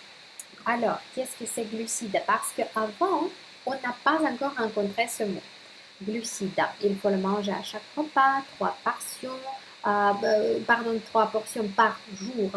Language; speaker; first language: French; non-native, fluent; Russian